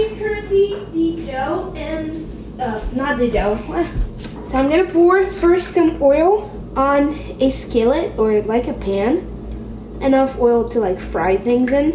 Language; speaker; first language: English; non-native, fluent; Kabuverdianu